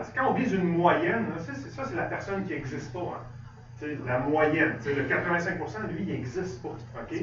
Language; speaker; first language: French; native; French